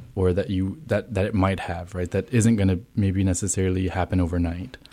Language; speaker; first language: English; native; English